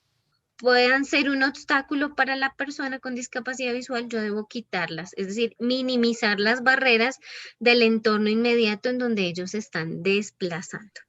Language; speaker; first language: Spanish; native; Spanish